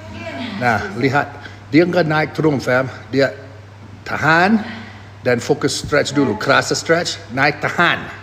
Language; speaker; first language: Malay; non-native, learner; English